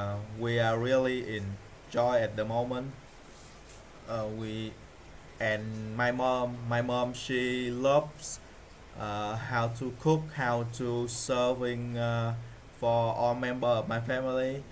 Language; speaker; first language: English; non-native, learner; Vietnamese